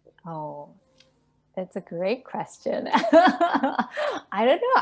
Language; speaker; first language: English; non-native, fluent; Japanese